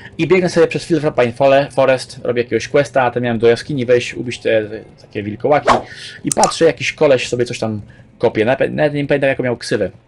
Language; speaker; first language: Polish; native; Polish